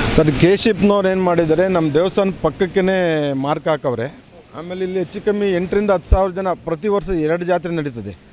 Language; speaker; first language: Kannada; native; Kannada